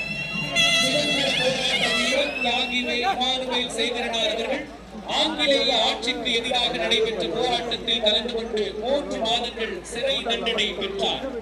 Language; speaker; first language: Tamil; native; Tamil